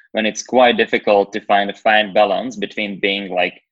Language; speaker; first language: English; non-native, fluent; Slovak